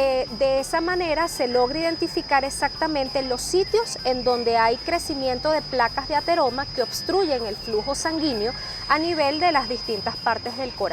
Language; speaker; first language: Spanish; native; Spanish